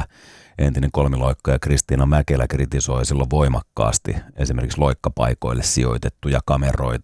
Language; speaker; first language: Finnish; native; Finnish